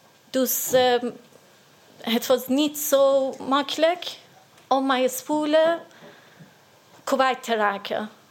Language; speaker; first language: Dutch; non-native, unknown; Persian